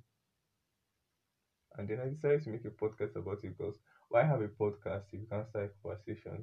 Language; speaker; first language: English; non-native, local second language; Yoruba